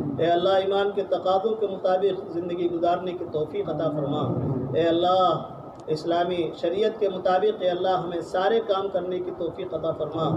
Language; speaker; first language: Urdu; native; Urdu